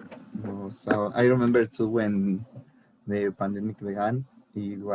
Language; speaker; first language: English; non-native, learner; Spanish